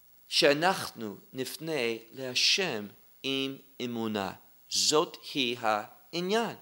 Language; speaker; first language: Hebrew; non-native, fluent; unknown